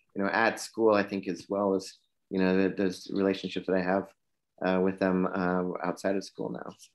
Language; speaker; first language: English; native; English